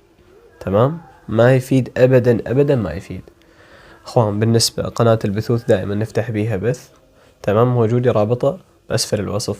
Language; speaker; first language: Arabic; native; Arabic